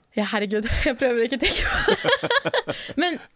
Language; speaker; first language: Norwegian; early bilingual, other home language; Persian